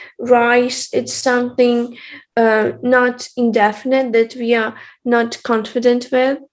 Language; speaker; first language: English; non-native, fluent; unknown